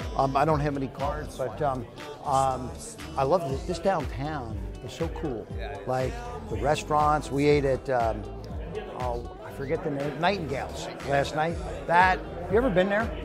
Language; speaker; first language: English; native; English